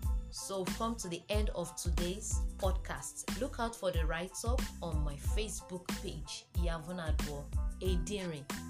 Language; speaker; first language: English; non-native, local second language; Yoruba